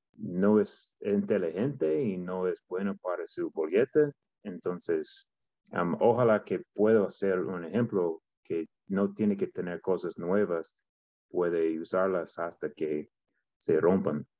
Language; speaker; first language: Spanish; non-native, learner; English